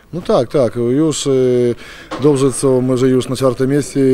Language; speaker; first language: Polish; non-native, learner; Ukrainian